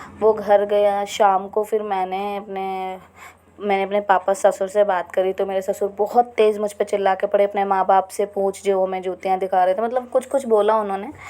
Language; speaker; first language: Hindi; native; Hindi